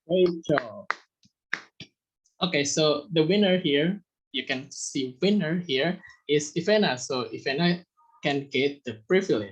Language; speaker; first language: English; non-native, fluent; Indonesian